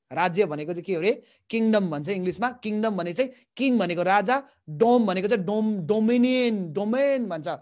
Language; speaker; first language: Nepali; native; Nepali